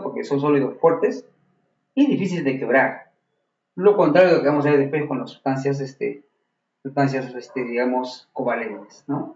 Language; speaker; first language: Spanish; native; Spanish